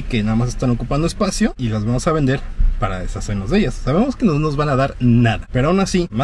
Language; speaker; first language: Spanish; native; Spanish